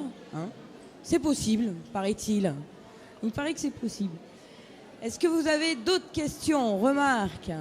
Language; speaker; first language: French; native; French